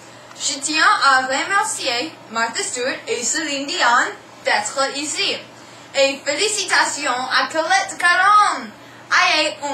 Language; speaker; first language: French; non-native, learner; English